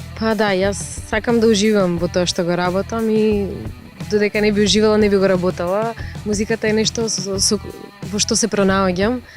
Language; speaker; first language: Macedonian; early bilingual, other home language; Russian